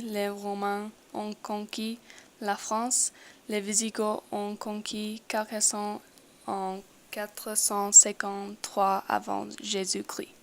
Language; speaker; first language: French; non-native, learner; English